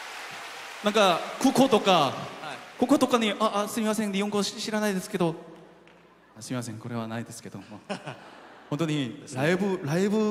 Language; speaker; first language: Japanese; non-native, fluent; Korean